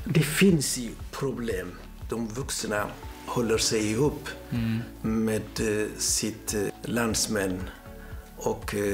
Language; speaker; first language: Swedish; non-native, fluent; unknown